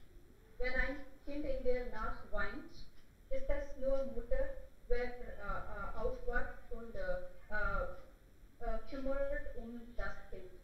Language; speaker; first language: German; non-native, learner; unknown